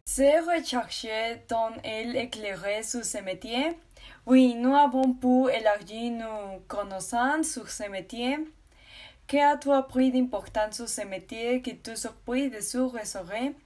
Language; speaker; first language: French; non-native, learner; Spanish